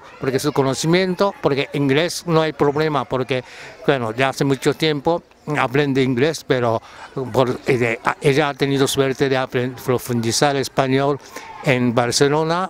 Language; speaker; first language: Spanish; non-native, fluent; Japanese